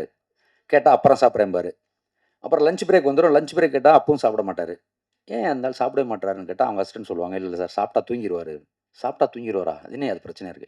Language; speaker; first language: Tamil; native; Tamil